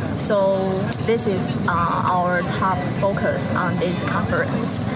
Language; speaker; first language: English; non-native, learner; Chinese